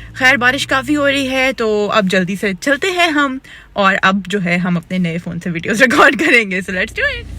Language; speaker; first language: Urdu; native; Urdu